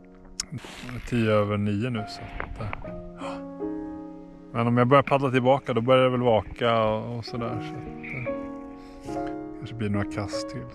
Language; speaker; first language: Swedish; native; Swedish